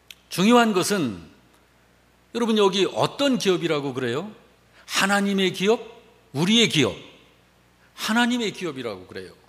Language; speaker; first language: Korean; native; Korean